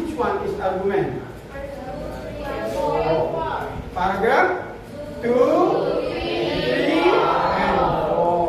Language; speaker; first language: English; non-native, fluent; Indonesian